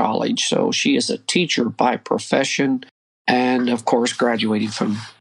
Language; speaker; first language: English; native; English